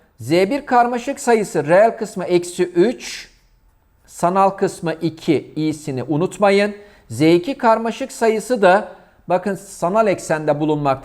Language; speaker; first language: Turkish; native; Turkish